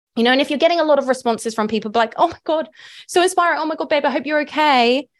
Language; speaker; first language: English; native; English